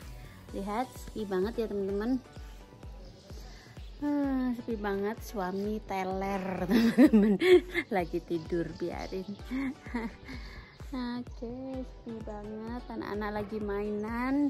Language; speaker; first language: Indonesian; non-native, local second language; Javanese